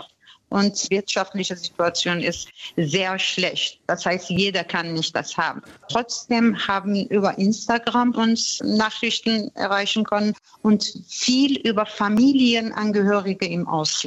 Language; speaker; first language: German; non-native, fluent; Persian